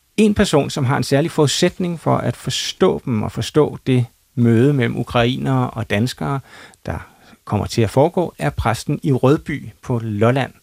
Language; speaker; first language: Danish; native; Danish